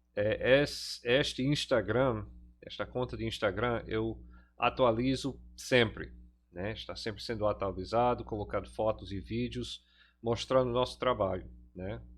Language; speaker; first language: Portuguese; non-native, fluent; English